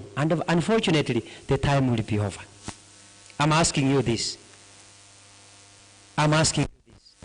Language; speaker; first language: English; non-native, local second language; Gusii